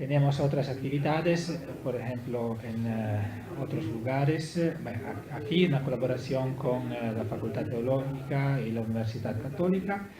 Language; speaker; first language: Spanish; non-native, fluent; Italian